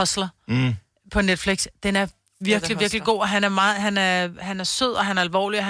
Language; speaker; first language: Danish; native; Danish